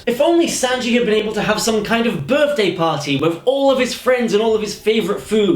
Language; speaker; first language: English; native; English